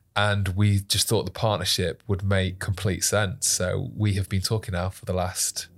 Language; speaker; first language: English; native; English